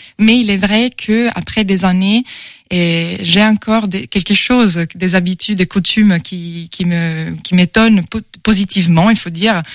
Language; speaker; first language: French; non-native, fluent; Italian